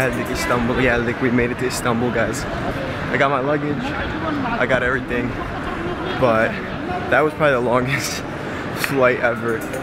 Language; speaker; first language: English; early bilingual, other home language; Turkish